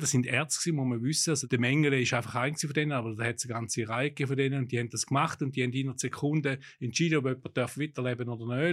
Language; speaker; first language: German; native; German